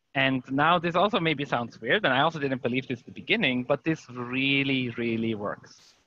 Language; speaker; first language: English; non-native, fluent; German